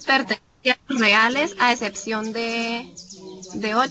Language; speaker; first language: Spanish; native; Spanish